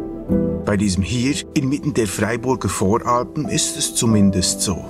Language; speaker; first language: German; native; German